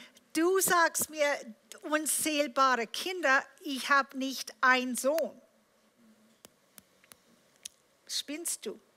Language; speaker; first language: German; non-native, fluent; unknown